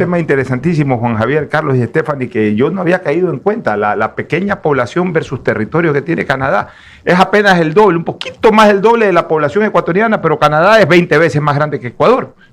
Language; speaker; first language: Spanish; native; Spanish